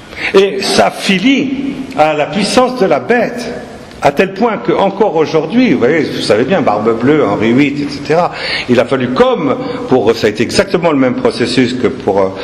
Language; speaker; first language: French; native; French